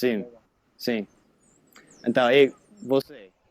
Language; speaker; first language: Portuguese; non-native, learner; English